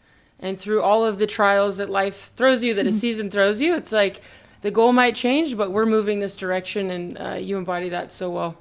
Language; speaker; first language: English; native; English